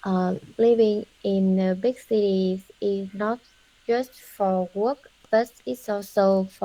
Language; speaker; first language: English; non-native, learner; Vietnamese